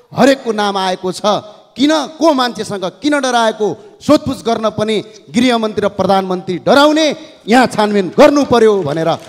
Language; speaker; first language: Nepali; native; Nepali